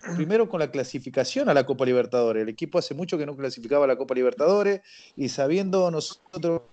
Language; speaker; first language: Spanish; native; Spanish